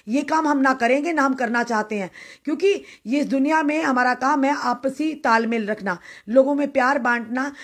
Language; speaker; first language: Hindi; native; Hindi